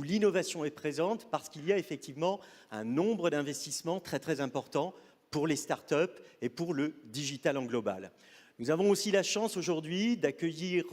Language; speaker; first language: French; native; French